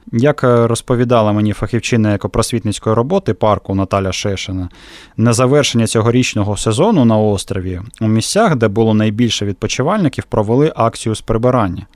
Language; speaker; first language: Ukrainian; native; Ukrainian